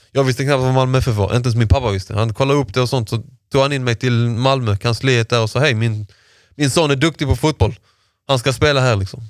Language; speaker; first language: Swedish; early bilingual, other home language; Persian